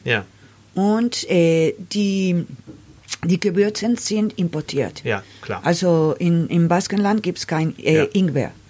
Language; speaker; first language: German; non-native, learner; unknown